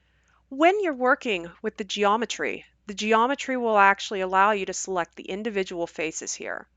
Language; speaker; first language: English; native; English